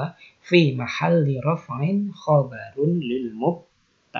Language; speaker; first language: Arabic; non-native, fluent; Indonesian